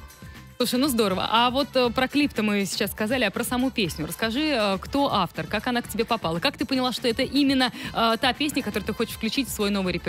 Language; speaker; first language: Russian; native; Russian